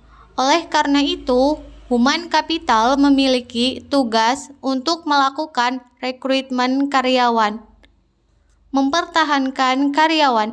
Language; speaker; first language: Indonesian; native; Indonesian